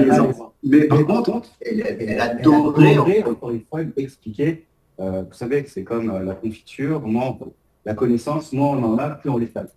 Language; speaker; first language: French; native; French